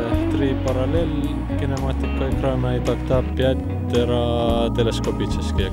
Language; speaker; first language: Russian; non-native, fluent; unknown